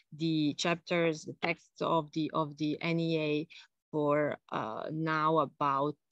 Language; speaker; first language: English; non-native, fluent; Bosnian